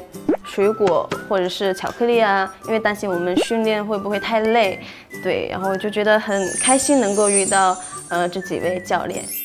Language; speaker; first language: Chinese; native; Chinese